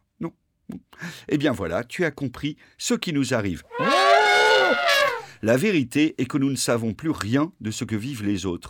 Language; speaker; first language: French; native; French